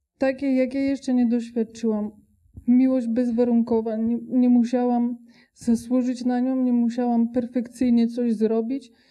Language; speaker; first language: Polish; non-native, fluent; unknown